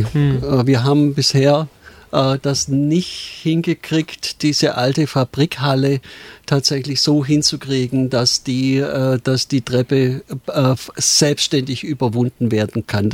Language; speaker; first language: German; native; German